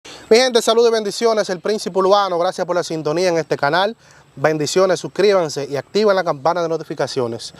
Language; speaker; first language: Spanish; native; Spanish